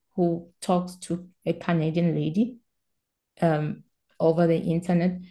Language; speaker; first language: English; non-native, local second language; Swati